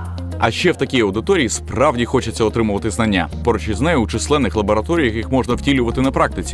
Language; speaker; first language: Ukrainian; native; Ukrainian